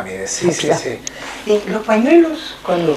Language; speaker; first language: Spanish; native; Spanish